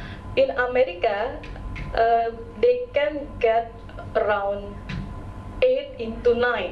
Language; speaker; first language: English; non-native, local second language; Indonesian